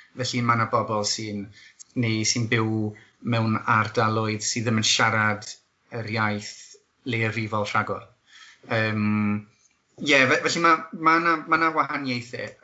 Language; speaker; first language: Welsh; non-native, fluent; English